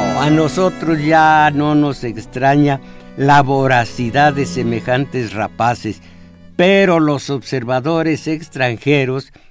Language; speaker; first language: Spanish; native; Spanish